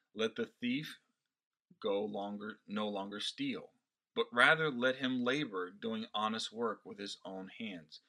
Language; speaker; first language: English; non-native, fluent; Portuguese